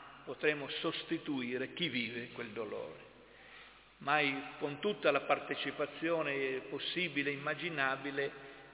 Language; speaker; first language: Italian; native; Italian